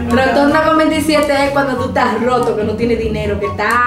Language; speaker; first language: Spanish; native; Spanish